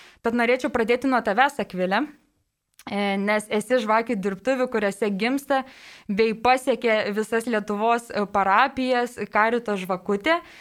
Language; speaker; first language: Lithuanian; native; Lithuanian